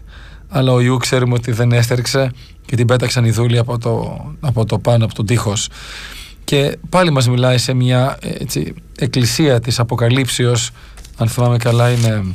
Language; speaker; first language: Greek; native; Greek